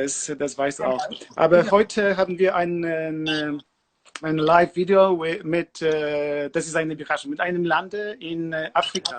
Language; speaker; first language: German; non-native, learner; Polish